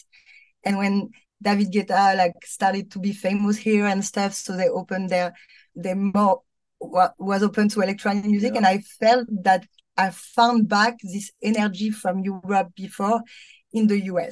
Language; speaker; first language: English; non-native, fluent; French